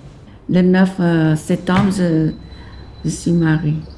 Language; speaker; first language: French; non-native, learner; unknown